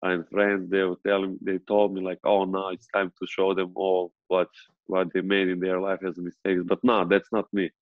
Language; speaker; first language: English; non-native, fluent; Serbian